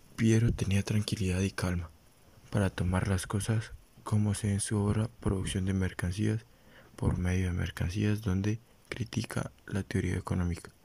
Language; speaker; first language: Spanish; native; Spanish